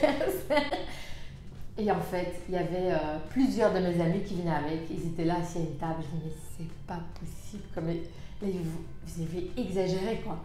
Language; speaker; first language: French; native; French